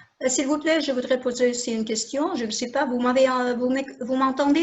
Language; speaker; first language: French; non-native, fluent; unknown